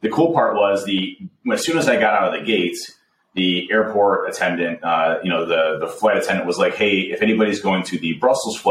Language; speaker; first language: English; native; English